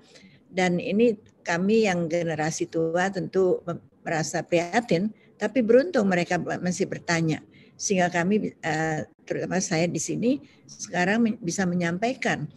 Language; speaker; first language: Indonesian; native; Indonesian